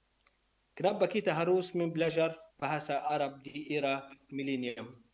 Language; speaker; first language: Indonesian; non-native, learner; Arabic